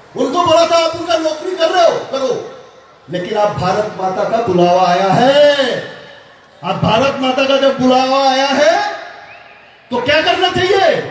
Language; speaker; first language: Hindi; non-native, local second language; Bangla